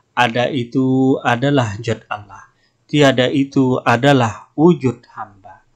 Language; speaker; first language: Indonesian; non-native, local second language; Banjar